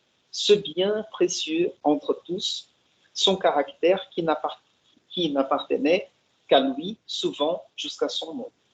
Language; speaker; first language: French; non-native, fluent; Portuguese